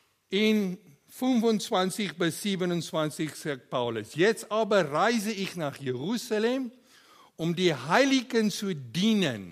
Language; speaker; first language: German; non-native, learner; Afrikaans